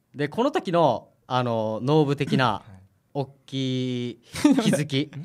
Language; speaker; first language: Japanese; native; Japanese